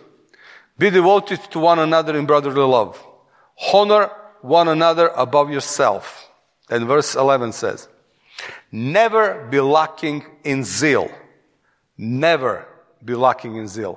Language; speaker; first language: English; non-native, fluent; Serbian